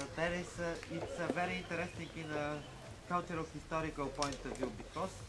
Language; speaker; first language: English; non-native, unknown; Bulgarian